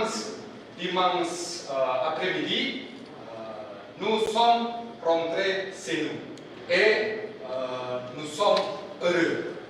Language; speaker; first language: French; non-native, learner; Indonesian